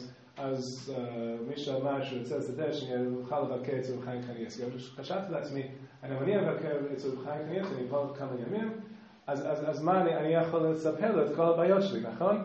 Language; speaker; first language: Hebrew; non-native, fluent; English